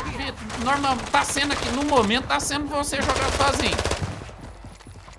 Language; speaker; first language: Portuguese; native; Portuguese